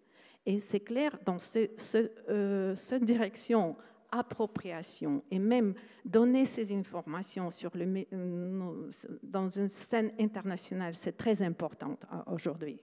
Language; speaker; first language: French; non-native, fluent; Ukrainian